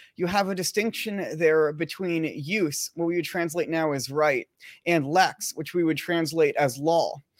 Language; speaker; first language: English; native; English